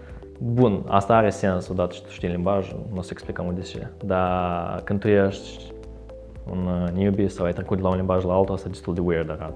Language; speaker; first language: Romanian; native; Romanian